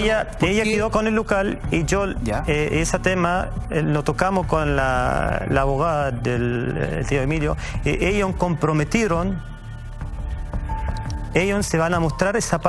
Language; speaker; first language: Spanish; native; Spanish